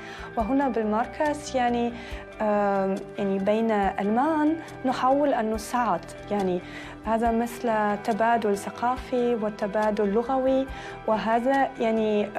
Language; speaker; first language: Arabic; non-native, fluent; German